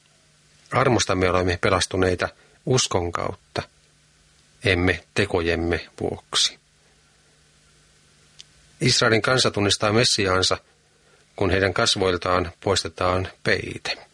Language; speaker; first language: Finnish; native; Finnish